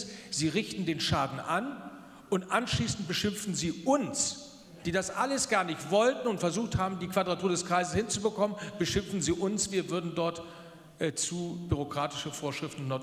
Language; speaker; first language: German; native; German